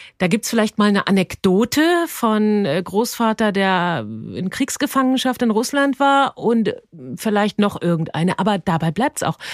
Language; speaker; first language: German; native; German